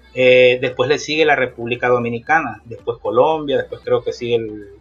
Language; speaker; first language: Spanish; native; Spanish